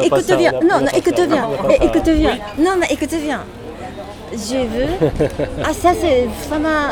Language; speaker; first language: French; non-native, learner; Japanese